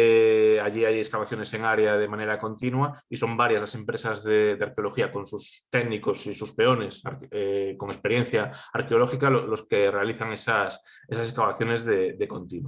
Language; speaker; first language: Spanish; native; Spanish